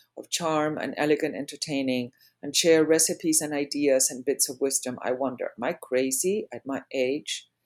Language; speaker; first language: English; non-native, fluent; Spanish